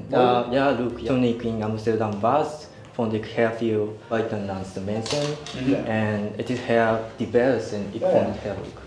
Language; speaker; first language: Dutch; non-native, learner; Japanese